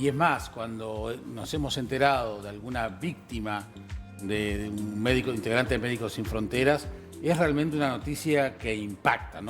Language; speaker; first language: Spanish; native; Spanish